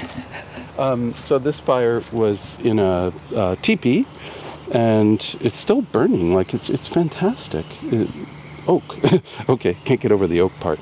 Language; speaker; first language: English; native; English